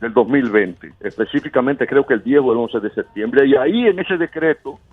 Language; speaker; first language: Spanish; native; Spanish